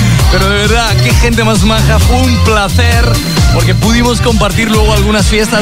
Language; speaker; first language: Spanish; native; Spanish